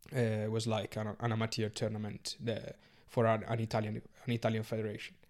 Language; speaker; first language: English; non-native, learner; Italian